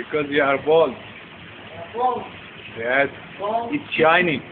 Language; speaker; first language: English; non-native, learner; Turkish